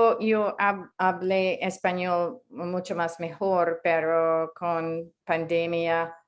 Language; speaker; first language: Spanish; non-native, learner; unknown